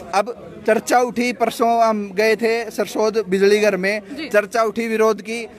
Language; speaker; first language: Hindi; native; Hindi